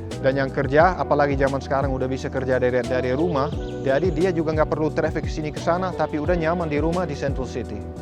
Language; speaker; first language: Indonesian; non-native, fluent; Dutch